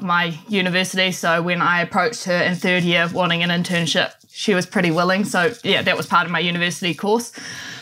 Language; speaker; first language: English; native; English